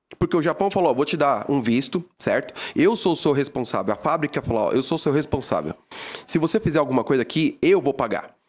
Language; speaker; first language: Portuguese; native; Portuguese